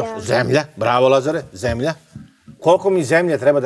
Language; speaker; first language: Serbian; native; Serbian